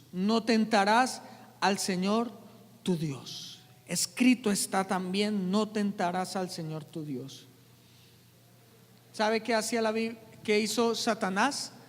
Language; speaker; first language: Spanish; native; Spanish